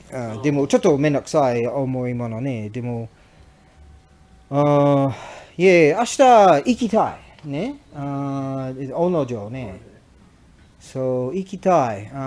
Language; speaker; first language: Japanese; non-native, learner; English